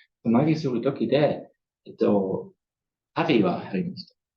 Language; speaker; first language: Japanese; non-native, learner; German